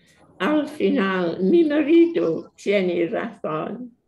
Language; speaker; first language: Spanish; non-native, fluent; English